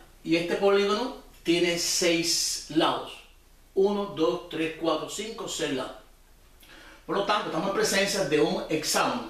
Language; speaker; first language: Spanish; native; Spanish